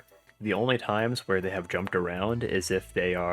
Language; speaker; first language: English; native; English